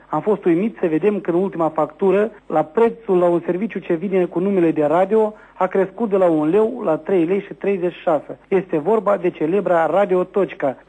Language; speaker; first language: Romanian; native; Romanian